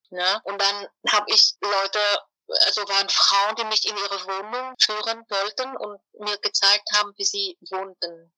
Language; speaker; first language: German; non-native, fluent; Vietnamese